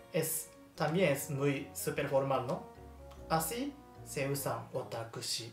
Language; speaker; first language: Spanish; non-native, learner; Japanese